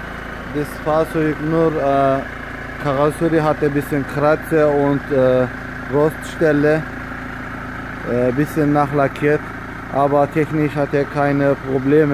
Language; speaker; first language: German; non-native, learner; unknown